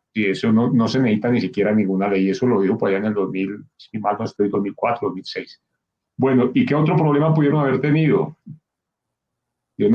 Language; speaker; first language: Spanish; native; Spanish